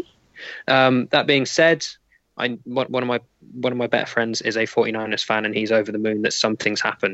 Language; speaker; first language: English; native; English